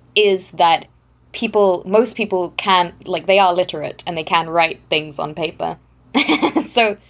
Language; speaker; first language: English; non-native, fluent; German